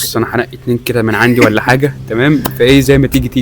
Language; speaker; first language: Arabic; native; Arabic